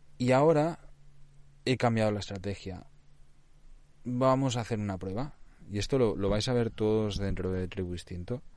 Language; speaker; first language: Spanish; non-native, local second language; Catalan